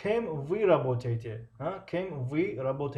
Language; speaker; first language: Russian; non-native, local second language; Tajik